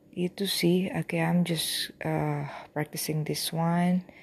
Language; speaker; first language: English; non-native, fluent; Indonesian